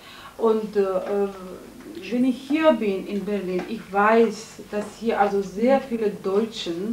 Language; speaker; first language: German; non-native, fluent; Georgian